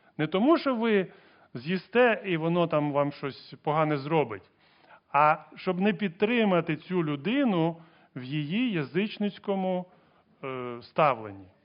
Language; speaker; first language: Ukrainian; non-native, local second language; Russian